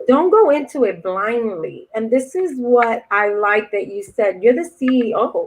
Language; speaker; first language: English; native; English